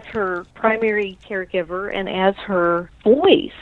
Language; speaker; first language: English; native; English